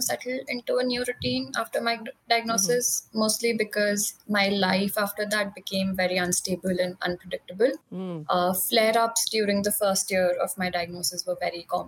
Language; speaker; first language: English; non-native, local second language; Hindi